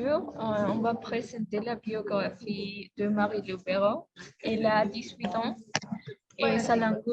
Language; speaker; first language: French; non-native, learner; Spanish